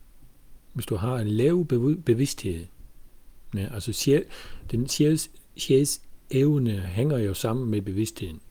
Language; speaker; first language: Danish; non-native, fluent; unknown